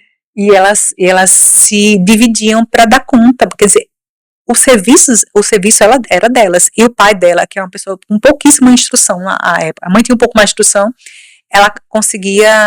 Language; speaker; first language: Portuguese; native; Portuguese